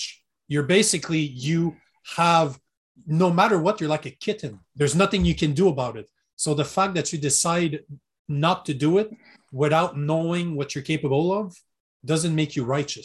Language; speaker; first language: English; non-native, fluent; French